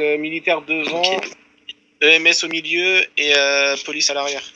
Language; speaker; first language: French; native; French